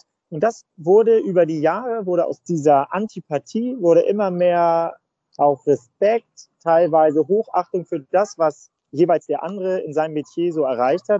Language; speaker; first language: German; native; German